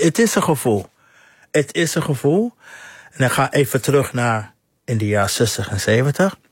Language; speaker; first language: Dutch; non-native, fluent; English